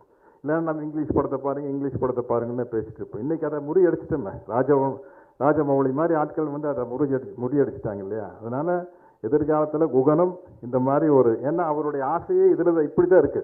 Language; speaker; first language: Tamil; native; Tamil